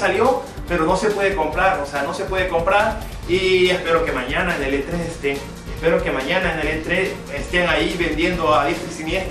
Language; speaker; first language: Spanish; early bilingual, other home language; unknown